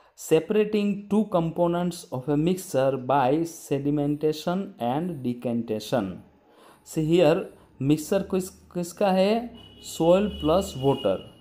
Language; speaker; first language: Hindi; non-native, local second language; Gujarati